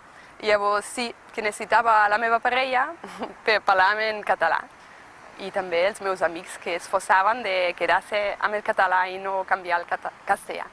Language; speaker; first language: Catalan; non-native, fluent; German